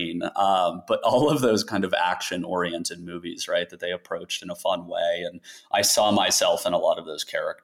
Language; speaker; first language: English; native; English